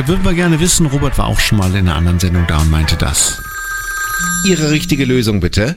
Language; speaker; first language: German; native; German